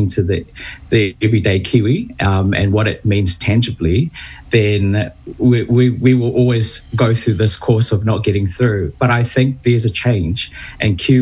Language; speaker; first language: English; native; English